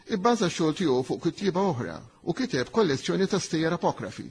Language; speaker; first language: Maltese; native; Maltese